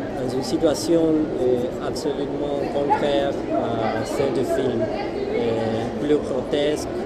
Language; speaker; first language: French; non-native, fluent; Spanish